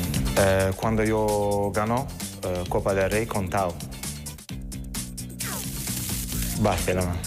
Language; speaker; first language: Spanish; non-native, learner; Turkish